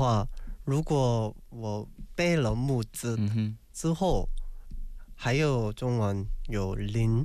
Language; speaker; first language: Chinese; non-native, learner; Korean